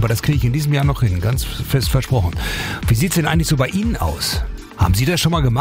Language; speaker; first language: German; native; German